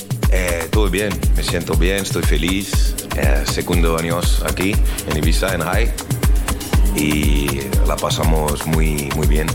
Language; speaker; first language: Spanish; non-native, learner; French